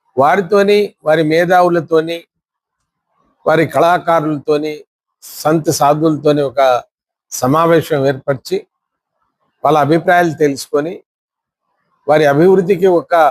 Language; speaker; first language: Telugu; non-native, local second language; Lambadi